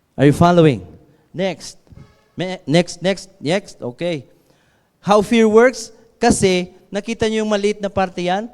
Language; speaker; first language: Filipino; non-native, local second language; Iloko